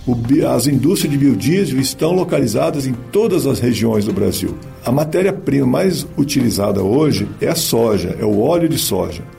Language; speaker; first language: Portuguese; native; Portuguese